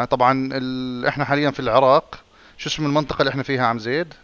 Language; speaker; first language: Arabic; native; Arabic